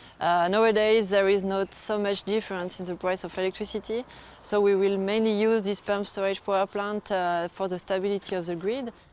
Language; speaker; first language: English; non-native, fluent; French